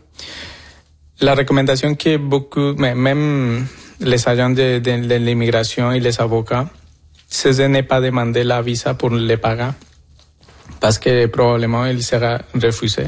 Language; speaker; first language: French; non-native, fluent; Spanish